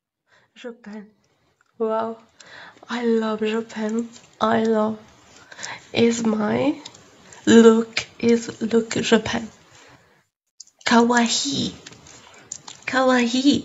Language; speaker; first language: English; non-native, learner; Italian